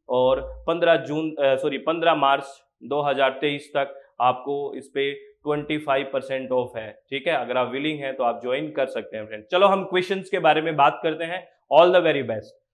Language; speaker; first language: Hindi; native; Hindi